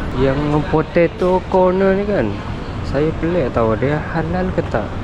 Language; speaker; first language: Malay; non-native, fluent; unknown